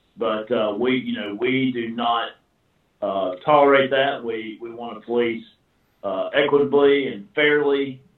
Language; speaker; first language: English; native; English